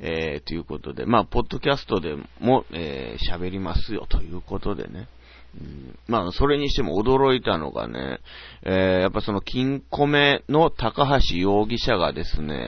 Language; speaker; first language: Japanese; native; Japanese